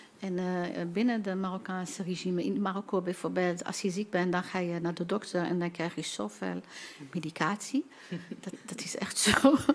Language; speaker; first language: Dutch; non-native, fluent; Arabic